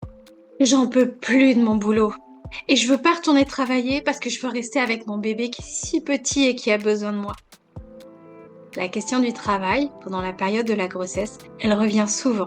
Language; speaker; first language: French; native; French